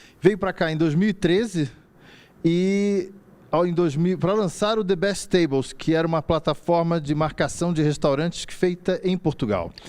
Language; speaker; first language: Portuguese; native; Portuguese